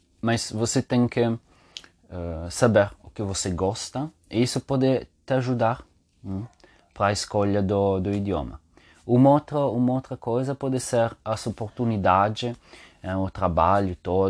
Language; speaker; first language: Portuguese; non-native, learner; Spanish